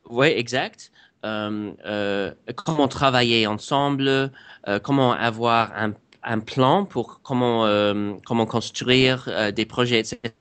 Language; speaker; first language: French; non-native, fluent; English